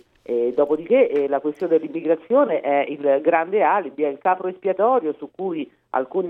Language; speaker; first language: Italian; native; Italian